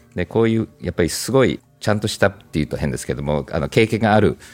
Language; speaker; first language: Japanese; early bilingual, heritage; Japanese